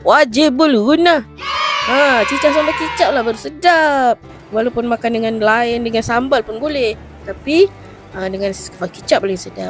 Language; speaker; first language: Malay; native; Malay